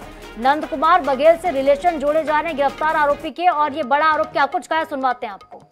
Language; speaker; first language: Hindi; native; Hindi